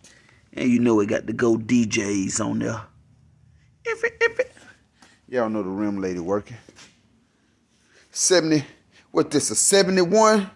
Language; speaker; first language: English; native; English